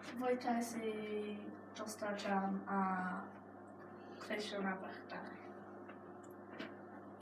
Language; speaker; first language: Welsh; non-native, local second language; English